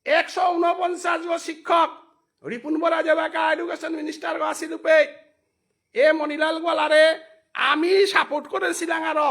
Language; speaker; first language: Bangla; non-native, local second language; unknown